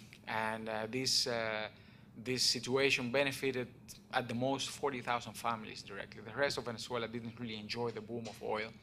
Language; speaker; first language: English; non-native, fluent; Spanish